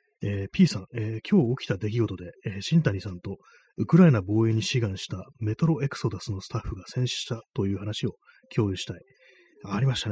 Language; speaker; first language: Japanese; native; Japanese